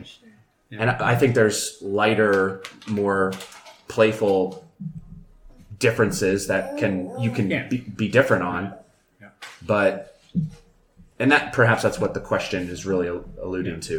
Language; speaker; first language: English; native; English